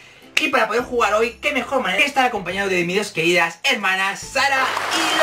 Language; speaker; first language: Spanish; native; Spanish